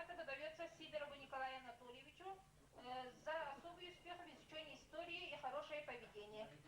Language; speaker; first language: Russian; non-native, local second language; Yakut